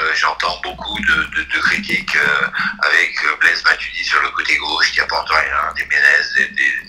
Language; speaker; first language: French; native; French